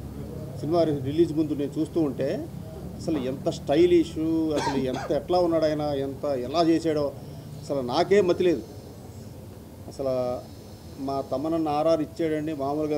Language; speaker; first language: Telugu; native; Telugu